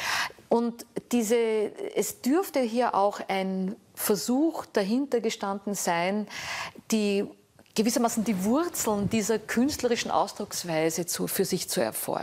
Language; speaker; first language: German; native; German